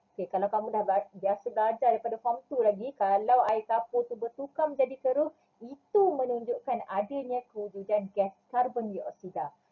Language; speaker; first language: Malay; native; Malay